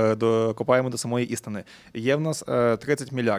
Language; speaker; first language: Ukrainian; non-native, local second language; Russian